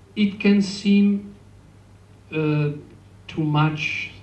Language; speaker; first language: English; non-native, fluent; Czech